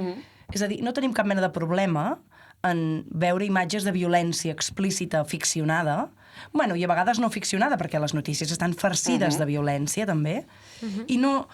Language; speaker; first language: Catalan; native; Catalan